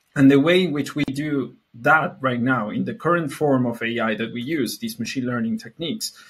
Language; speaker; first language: English; non-native, fluent; Spanish